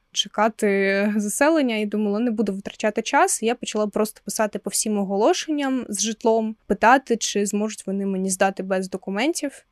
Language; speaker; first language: Ukrainian; non-native, local second language; Russian